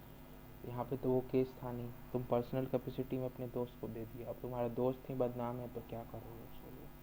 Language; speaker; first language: Hindi; native; Hindi